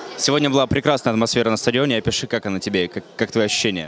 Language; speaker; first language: Russian; native; Russian